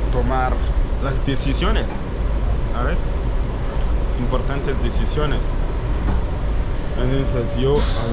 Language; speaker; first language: Spanish; non-native, learner; French